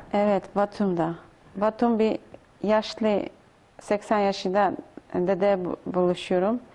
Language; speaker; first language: Turkish; non-native, learner; Russian